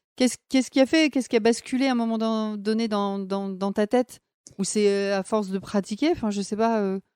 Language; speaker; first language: French; native; French